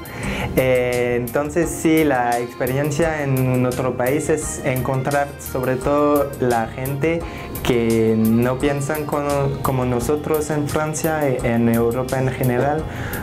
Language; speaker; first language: Spanish; non-native, learner; French